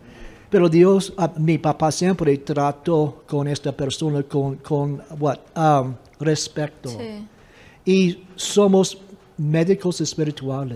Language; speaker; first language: Spanish; non-native, fluent; English